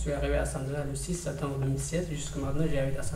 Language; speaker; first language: French; non-native, learner; Tigrinya